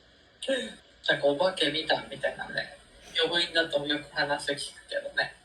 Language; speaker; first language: Japanese; native; Japanese